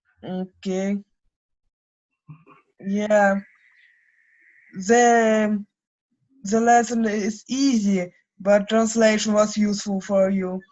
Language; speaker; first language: English; non-native, learner; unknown